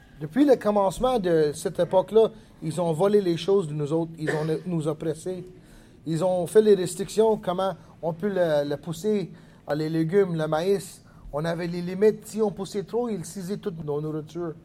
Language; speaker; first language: French; non-native, local second language; English